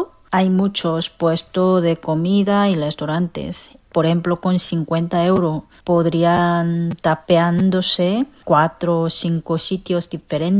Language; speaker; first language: Spanish; non-native, fluent; Korean